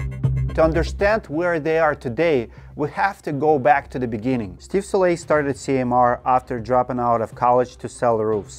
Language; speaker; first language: English; non-native, fluent; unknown